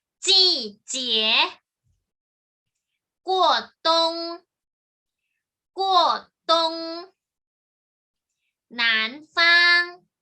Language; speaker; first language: Chinese; non-native, fluent; Thai